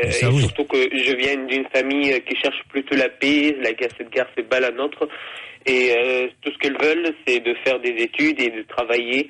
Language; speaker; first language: French; non-native, fluent; Arabic